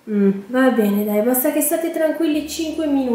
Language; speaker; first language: Italian; native; Italian